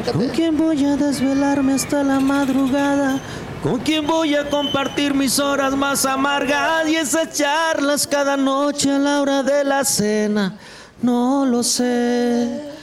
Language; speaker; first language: Spanish; native; Spanish